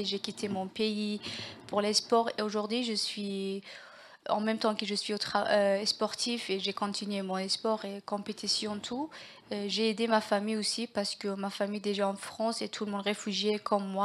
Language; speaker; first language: French; non-native, learner; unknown